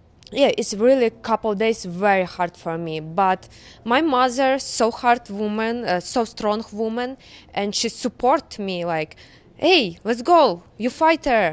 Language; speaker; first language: English; non-native, learner; Ukrainian